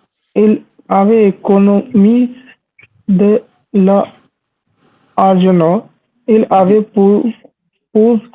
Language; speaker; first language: French; non-native, learner; Hindi